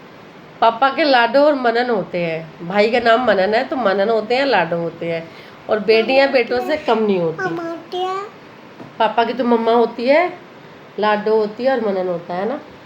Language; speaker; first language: Hindi; native; Hindi